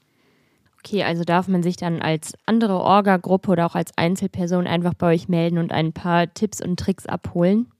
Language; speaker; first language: German; native; German